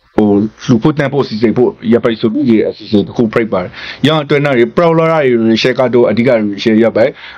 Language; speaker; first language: Burmese; native; Burmese